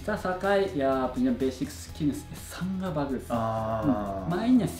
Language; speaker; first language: Indonesian; non-native, learner; Japanese